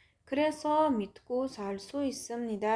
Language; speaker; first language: Korean; non-native, fluent; Uzbek